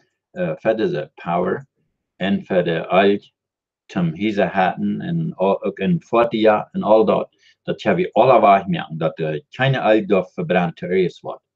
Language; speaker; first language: German; non-native, learner; Dutch